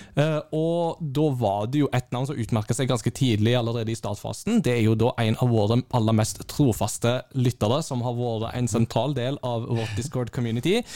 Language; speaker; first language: Norwegian; native; Norwegian